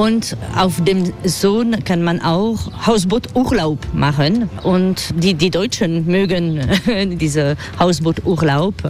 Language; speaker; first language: German; non-native, fluent; French